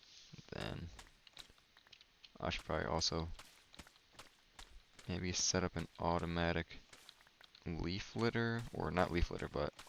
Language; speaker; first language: English; native; English